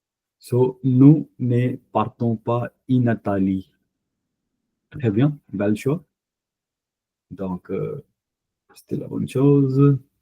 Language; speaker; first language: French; non-native, fluent; Punjabi